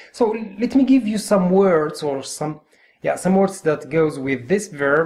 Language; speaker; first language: English; non-native, fluent; Arabic